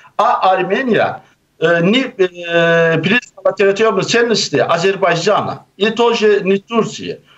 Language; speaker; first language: Russian; non-native, local second language; Azerbaijani